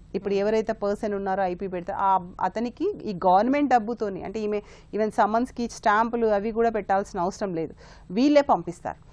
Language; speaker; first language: Telugu; native; Telugu